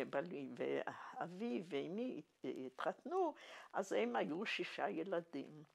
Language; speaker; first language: Hebrew; non-native, fluent; Yiddish